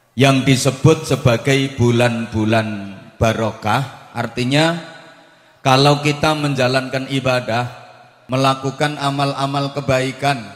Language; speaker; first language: Indonesian; non-native, local second language; Javanese